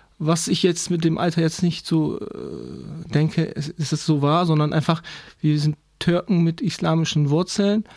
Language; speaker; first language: German; early bilingual, other home language; Turkish